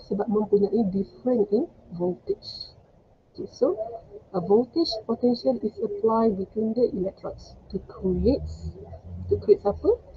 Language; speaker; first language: English; non-native, local second language; Malay